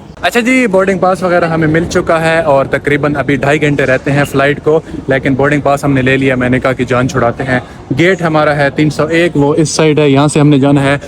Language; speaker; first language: Urdu; non-native, local second language; Punjabi